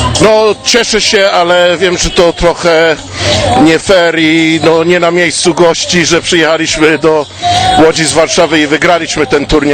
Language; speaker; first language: Polish; non-native, fluent; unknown